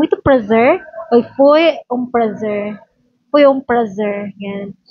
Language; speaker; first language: Portuguese; non-native, learner; Filipino